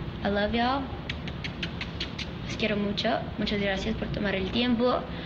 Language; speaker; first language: Spanish; early bilingual, heritage; Spanish